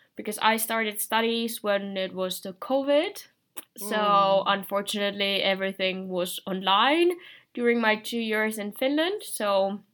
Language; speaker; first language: English; non-native, fluent; Finnish